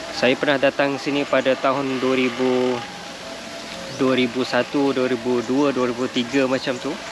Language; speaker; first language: Malay; non-native, fluent; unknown